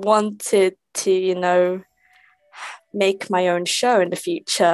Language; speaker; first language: English; native; English